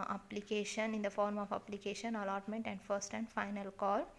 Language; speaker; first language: English; non-native, local second language; Kannada